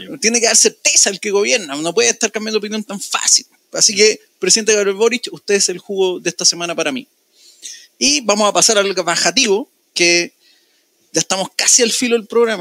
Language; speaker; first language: Spanish; native; Spanish